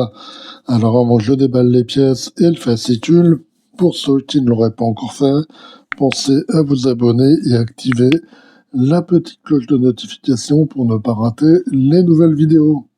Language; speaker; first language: French; native; French